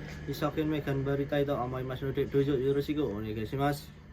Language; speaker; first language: Japanese; non-native, learner; Indonesian